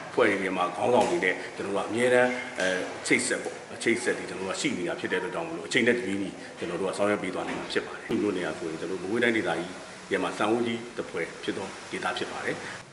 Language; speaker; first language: Burmese; native; Burmese